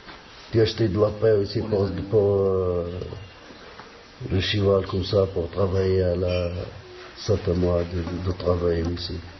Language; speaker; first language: French; non-native, learner; Arabic